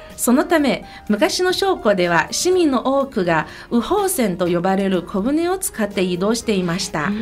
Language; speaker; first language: Japanese; non-native, fluent; Chinese